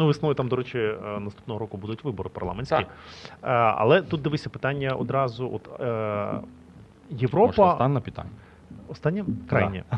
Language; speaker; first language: Ukrainian; native; Ukrainian